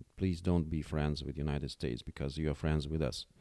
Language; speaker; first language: English; non-native, fluent; Russian